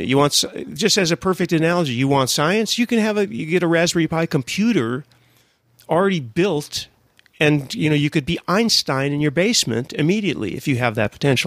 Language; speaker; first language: English; native; English